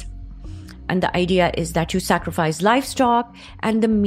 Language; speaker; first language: English; non-native, local second language; Urdu